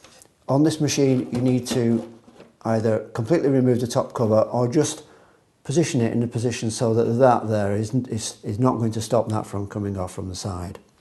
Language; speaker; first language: English; native; English